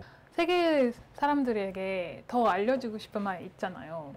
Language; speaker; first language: Korean; non-native, fluent; French